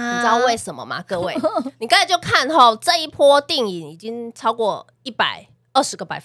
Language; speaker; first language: Chinese; native; Chinese